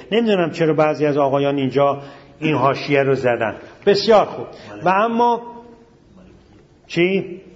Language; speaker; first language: Persian; native; Persian